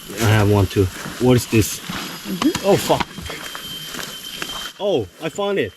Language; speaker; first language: English; non-native, learner; Korean